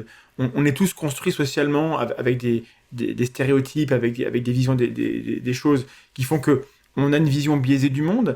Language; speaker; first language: French; native; French